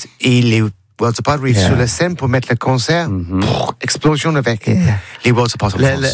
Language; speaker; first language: French; non-native, learner; English